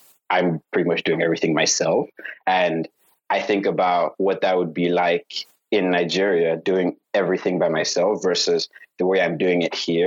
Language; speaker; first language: English; non-native, local second language; Yoruba